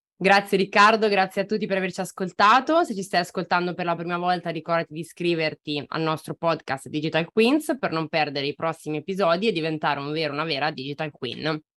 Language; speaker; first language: Italian; native; Italian